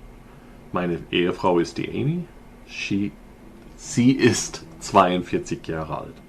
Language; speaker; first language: German; non-native, fluent; English